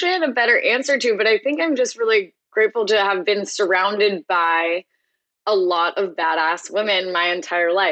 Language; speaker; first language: English; native; English